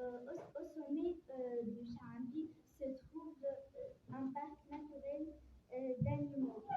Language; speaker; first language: French; non-native, learner; Arabic